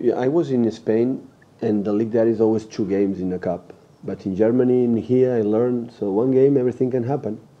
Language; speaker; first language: English; non-native, fluent; Catalan